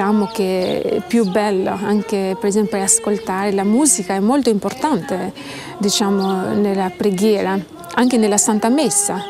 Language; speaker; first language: Italian; non-native, fluent; Albanian